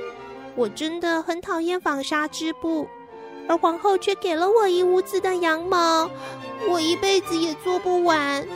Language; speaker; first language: Chinese; native; Chinese